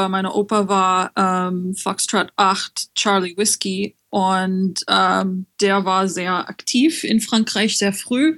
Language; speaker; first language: German; non-native, learner; French